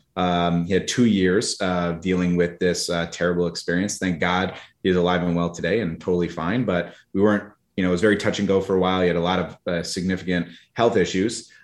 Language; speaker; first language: English; early bilingual, other home language; Polish